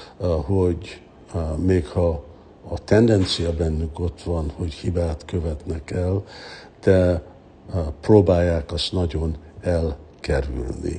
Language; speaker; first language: Hungarian; early bilingual, heritage; Hungarian